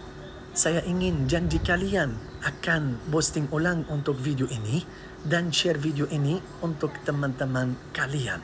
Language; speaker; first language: Indonesian; non-native, learner; Arabic